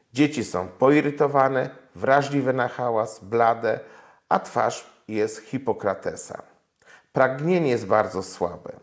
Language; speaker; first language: Polish; native; Polish